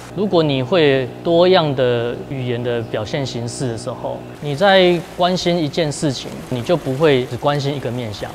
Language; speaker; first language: Chinese; native; Chinese